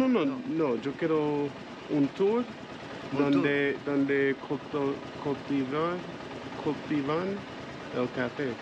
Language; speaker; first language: Spanish; non-native, learner; English